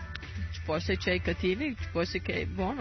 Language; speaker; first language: Italian; non-native, learner; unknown